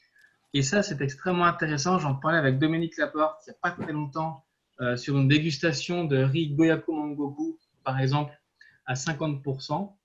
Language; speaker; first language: French; native; French